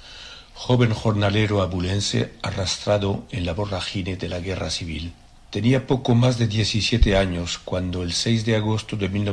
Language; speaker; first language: Spanish; native; Spanish